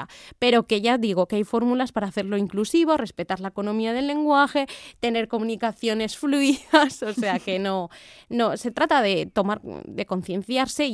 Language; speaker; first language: Spanish; native; Spanish